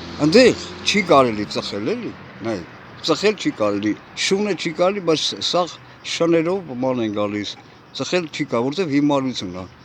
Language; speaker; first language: Armenian; native; Armenian